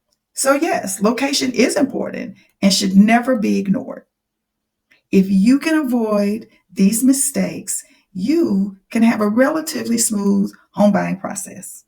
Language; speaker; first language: English; native; English